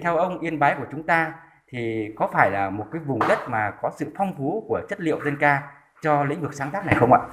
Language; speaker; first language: Vietnamese; native; Vietnamese